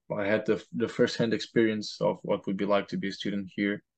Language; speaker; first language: English; non-native, fluent; Portuguese